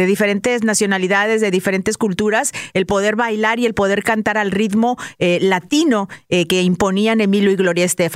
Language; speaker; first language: Spanish; native; Spanish